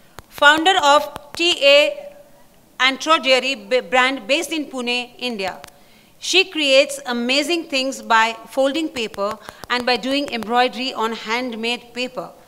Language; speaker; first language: English; non-native, local second language; Marathi